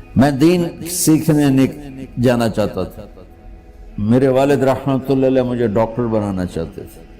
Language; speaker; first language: Urdu; non-native, local second language; Punjabi